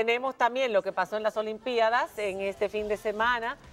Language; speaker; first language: Spanish; native; Spanish